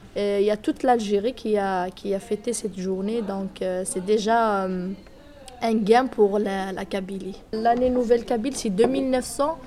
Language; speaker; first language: French; non-native, local second language; Kabyle